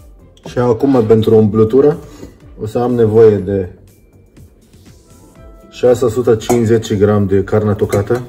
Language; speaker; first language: Romanian; non-native, learner; Arabic